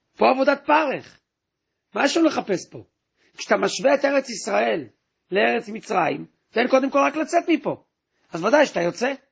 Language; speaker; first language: Hebrew; native; Hebrew